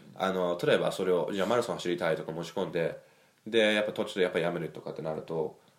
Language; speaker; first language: Japanese; non-native, fluent; English